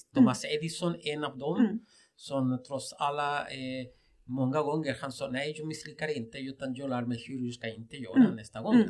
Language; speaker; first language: Swedish; non-native, fluent; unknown